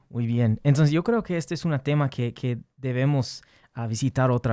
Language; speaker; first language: Spanish; early bilingual, heritage; English